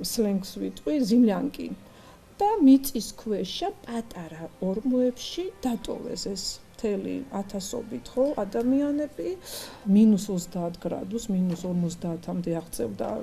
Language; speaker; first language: Georgian; native; Georgian